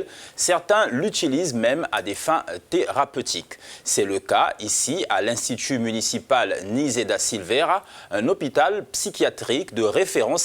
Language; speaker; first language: French; native; French